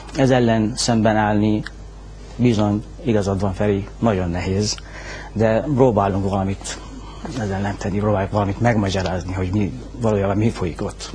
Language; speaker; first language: Hungarian; non-native, fluent; Arabic